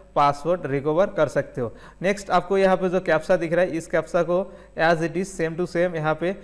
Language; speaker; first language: Hindi; non-native, local second language; Bangla